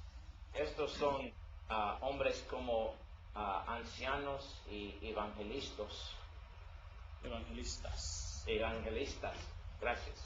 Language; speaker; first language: Spanish; non-native, learner; English